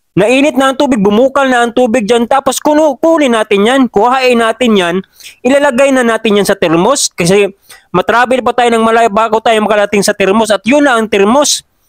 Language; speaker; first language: Filipino; non-native, local second language; Cebuano